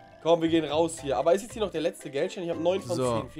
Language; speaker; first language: German; native; German